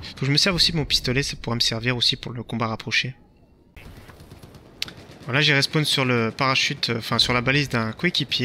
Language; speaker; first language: French; native; French